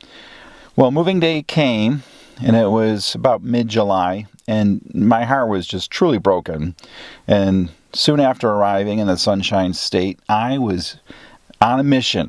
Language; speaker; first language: English; native; English